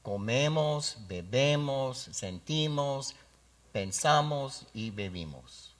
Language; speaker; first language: Spanish; non-native, learner; English